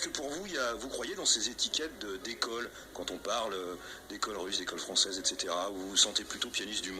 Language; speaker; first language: French; native; French